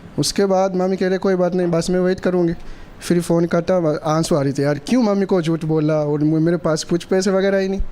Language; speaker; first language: Hindi; non-native, fluent; Swahili